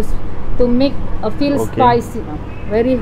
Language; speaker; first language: English; non-native, learner; Indonesian